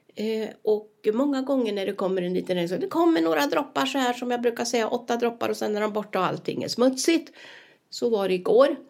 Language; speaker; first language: Swedish; native; Swedish